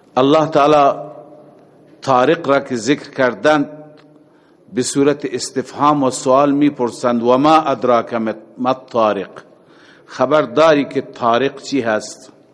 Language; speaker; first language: Persian; native; Persian